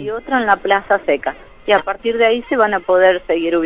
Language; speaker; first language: Spanish; native; Spanish